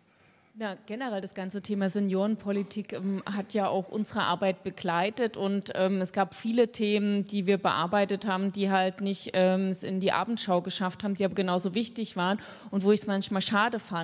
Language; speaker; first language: German; native; German